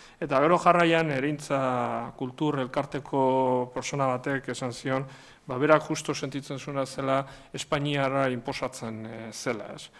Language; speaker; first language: Basque; non-native, local second language; Spanish